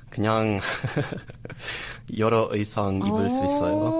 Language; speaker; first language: Korean; non-native, learner; English